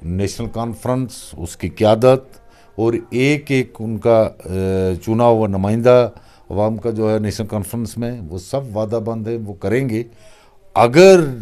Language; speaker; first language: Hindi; non-native, local second language; Kashmiri